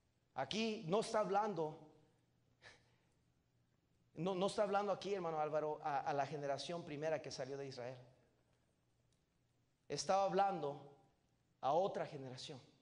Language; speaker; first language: Spanish; native; Spanish